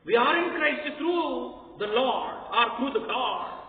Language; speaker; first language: English; non-native, local second language; Telugu